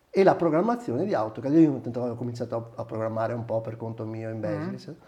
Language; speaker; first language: Italian; native; Italian